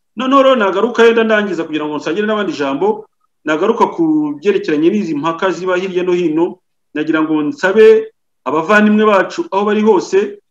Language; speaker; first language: Kinyarwanda; native; Kinyarwanda